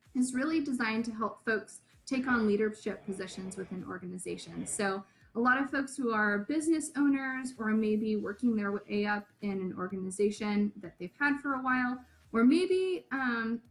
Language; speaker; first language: English; native; English